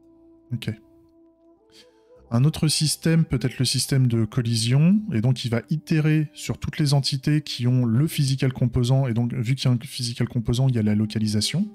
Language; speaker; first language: French; native; French